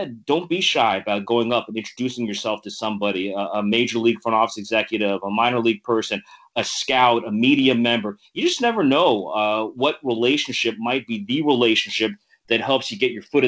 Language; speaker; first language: English; native; English